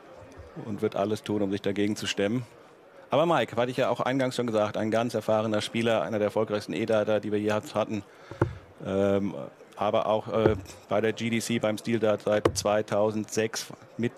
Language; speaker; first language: German; native; German